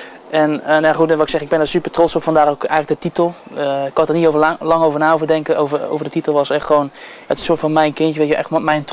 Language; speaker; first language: Dutch; native; Dutch